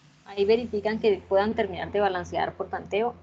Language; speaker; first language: Spanish; native; Spanish